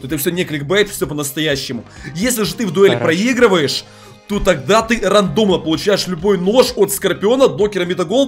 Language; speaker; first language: Russian; native; Russian